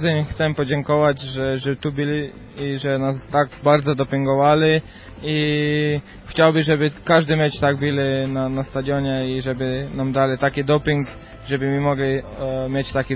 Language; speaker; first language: Polish; non-native, fluent; Croatian